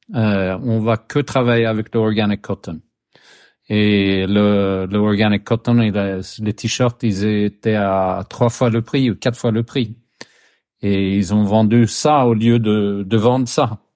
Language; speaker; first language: French; non-native, fluent; Swedish